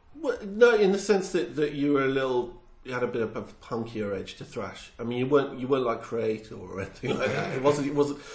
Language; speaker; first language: English; native; English